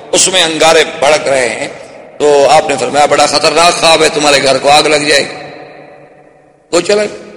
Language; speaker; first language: Urdu; native; Urdu